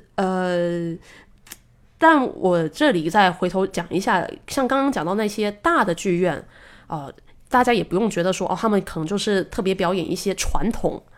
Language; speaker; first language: Chinese; native; Chinese